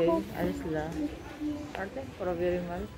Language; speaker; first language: German; non-native, learner; Filipino